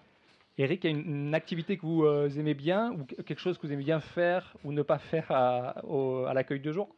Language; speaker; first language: French; native; French